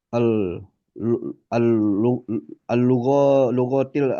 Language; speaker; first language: Arabic; non-native, learner; Indonesian